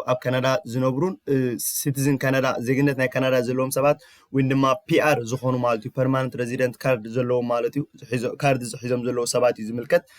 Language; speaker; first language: Tigrinya; early bilingual, heritage; Tigrinya